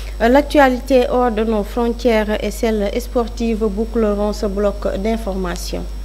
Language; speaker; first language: French; non-native, local second language; Fula